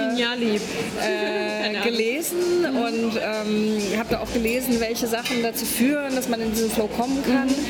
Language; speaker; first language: German; non-native, fluent; Polish